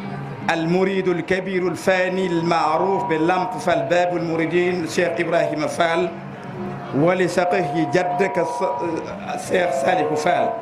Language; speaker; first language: Arabic; non-native, fluent; Wolof